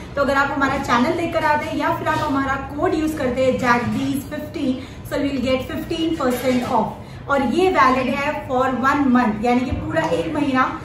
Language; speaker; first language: Hindi; native; Hindi